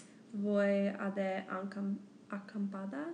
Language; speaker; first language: Spanish; non-native, learner; English